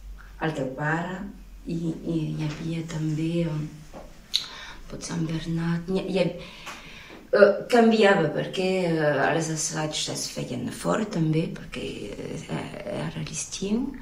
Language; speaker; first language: Catalan; non-native, local second language; French